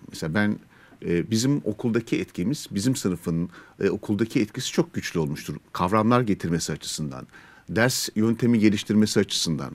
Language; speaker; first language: Turkish; native; Turkish